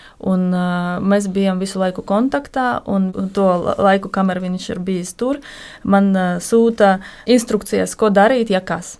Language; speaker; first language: Latvian; non-native, local second language; Russian